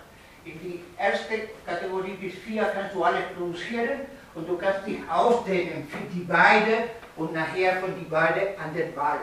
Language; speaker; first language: German; non-native, fluent; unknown